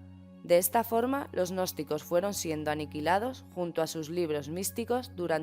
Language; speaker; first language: Spanish; native; Spanish